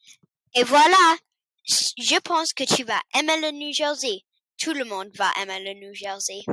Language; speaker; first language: French; non-native, learner; English